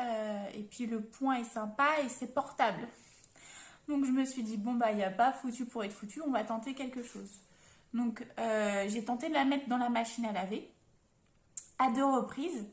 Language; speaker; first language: French; native; French